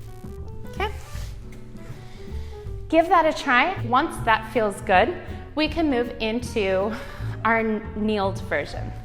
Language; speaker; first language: English; native; English